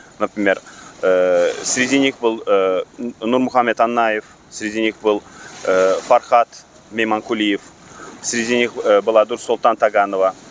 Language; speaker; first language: Russian; non-native, local second language; Turkmen